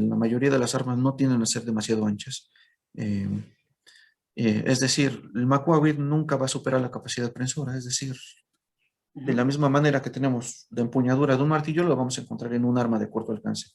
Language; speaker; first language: Spanish; native; Spanish